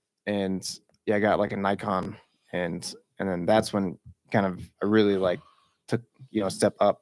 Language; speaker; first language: English; native; English